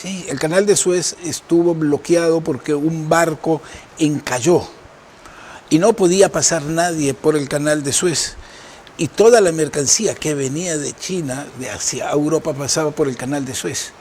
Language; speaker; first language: Spanish; native; Spanish